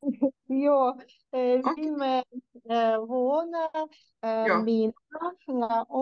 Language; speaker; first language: Finnish; non-native, learner; Ukrainian